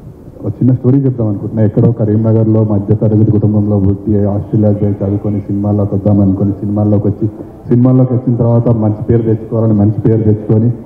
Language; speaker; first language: Telugu; native; Telugu